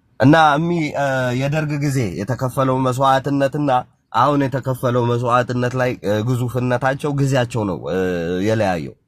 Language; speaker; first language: Amharic; non-native, local second language; Tigrinya